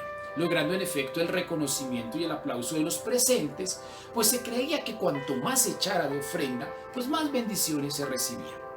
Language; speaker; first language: Spanish; native; Spanish